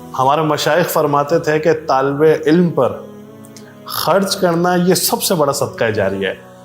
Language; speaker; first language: Urdu; native; Urdu